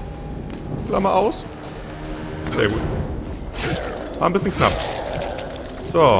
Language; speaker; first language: German; native; German